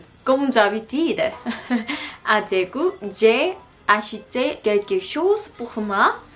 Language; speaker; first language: French; non-native, learner; Korean